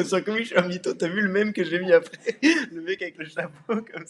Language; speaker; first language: French; native; French